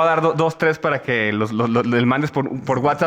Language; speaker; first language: Spanish; native; Spanish